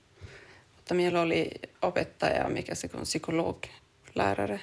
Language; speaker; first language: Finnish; early bilingual, heritage; Finnish